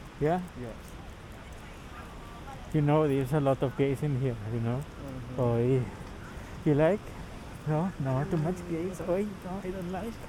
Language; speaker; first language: English; non-native, learner; Spanish